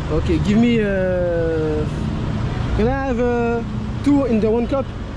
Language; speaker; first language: English; non-native, learner; French